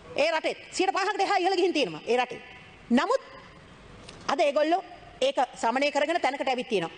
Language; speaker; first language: Sinhala; native; Sinhala